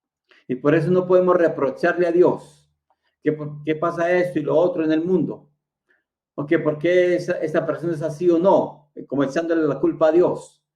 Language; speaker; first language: Spanish; native; Spanish